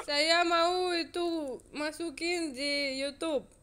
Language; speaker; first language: Indonesian; non-native, learner; Russian